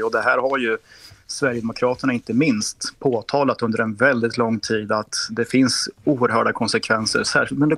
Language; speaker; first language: Swedish; native; Swedish